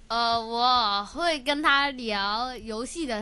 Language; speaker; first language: Chinese; non-native, local second language; Cantonese